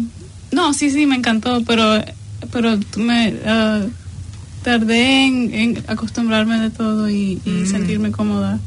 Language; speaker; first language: Spanish; early bilingual, heritage; Spanish